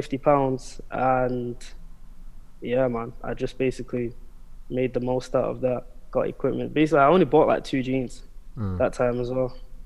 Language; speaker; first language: English; native; English